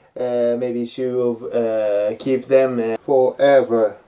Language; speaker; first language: English; non-native, learner; Japanese